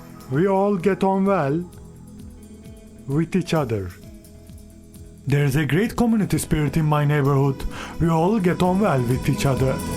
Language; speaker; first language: English; non-native, fluent; Turkish